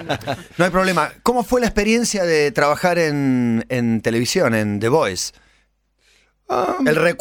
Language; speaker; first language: Spanish; native; Spanish